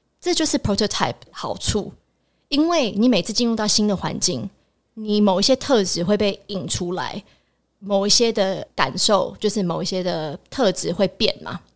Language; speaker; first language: Chinese; early bilingual, heritage; Chinese